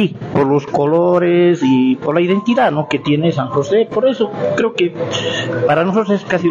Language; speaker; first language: Spanish; native; Spanish